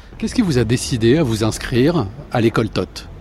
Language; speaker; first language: French; native; French